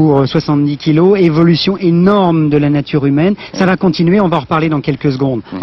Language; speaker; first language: French; native; French